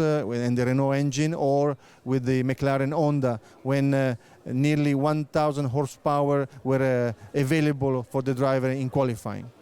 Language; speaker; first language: English; non-native, fluent; Italian